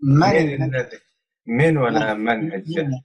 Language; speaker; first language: Arabic; non-native, learner; Tigrinya